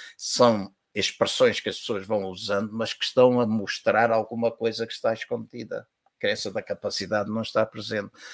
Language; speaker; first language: Portuguese; native; Portuguese